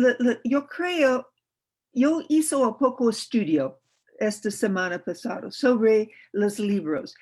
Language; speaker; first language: Spanish; non-native, learner; English